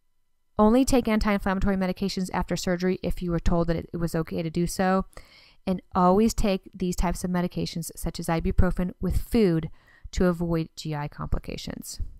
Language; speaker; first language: English; native; English